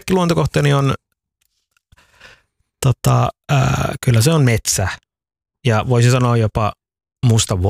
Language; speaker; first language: Finnish; early bilingual, other home language; Somali